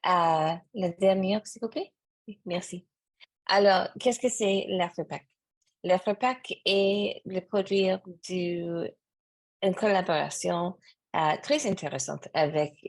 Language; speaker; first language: French; non-native, learner; English